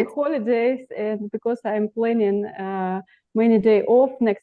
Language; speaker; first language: English; non-native, learner; Russian